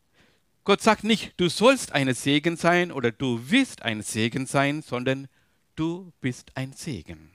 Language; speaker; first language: German; non-native, learner; Tamil